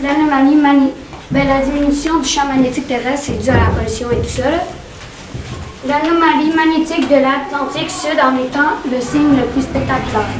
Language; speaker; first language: French; native; French